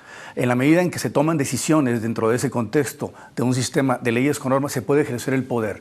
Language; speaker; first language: Spanish; native; Spanish